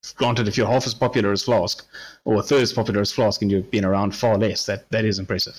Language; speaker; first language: English; native; English